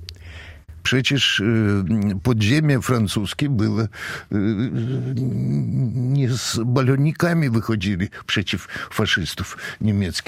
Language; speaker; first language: Polish; non-native, fluent; Russian